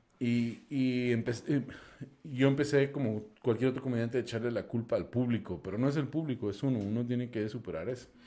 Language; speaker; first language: Spanish; non-native, fluent; English